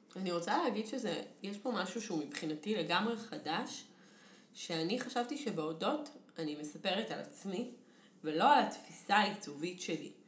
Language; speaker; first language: Hebrew; native; Hebrew